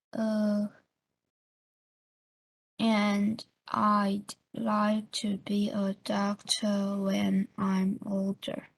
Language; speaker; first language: English; non-native, learner; Chinese